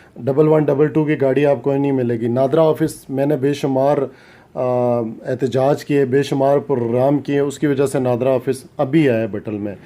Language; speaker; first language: Urdu; non-native, local second language; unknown